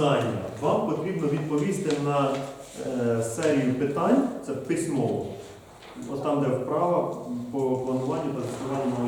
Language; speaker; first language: Ukrainian; native; Ukrainian